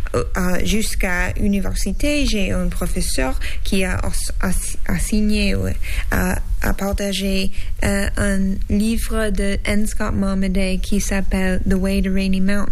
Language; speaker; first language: French; non-native, learner; English